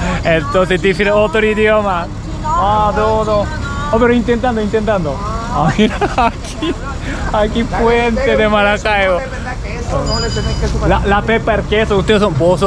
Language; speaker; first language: Spanish; non-native, learner; Japanese